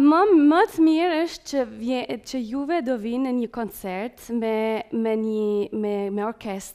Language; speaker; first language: Albanian; early bilingual, heritage; Spanish